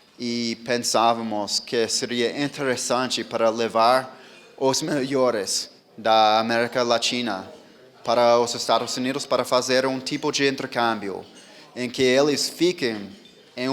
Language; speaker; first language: Portuguese; non-native, fluent; English